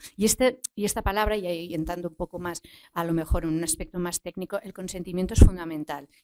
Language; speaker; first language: Spanish; non-native, local second language; Catalan